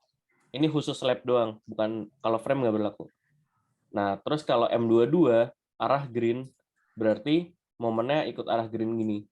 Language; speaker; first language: Indonesian; native; Indonesian